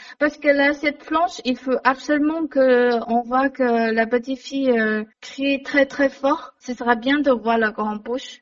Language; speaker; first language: French; non-native, learner; Chinese